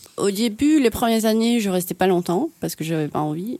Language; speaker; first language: French; non-native, fluent; Finnish